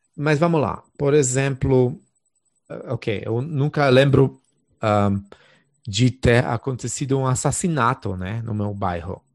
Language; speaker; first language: Portuguese; non-native, fluent; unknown